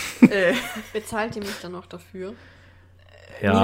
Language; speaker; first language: German; native; German